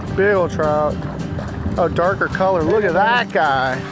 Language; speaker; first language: English; native; English